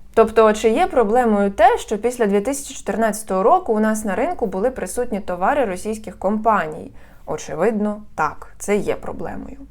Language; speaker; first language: Ukrainian; non-native, local second language; Russian